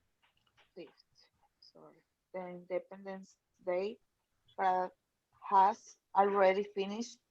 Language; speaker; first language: English; non-native, learner; Spanish